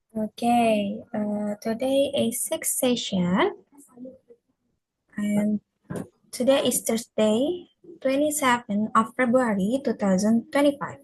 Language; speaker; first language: English; non-native, fluent; Indonesian